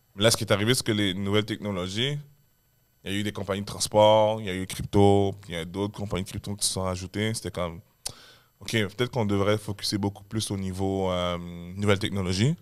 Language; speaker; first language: French; native; French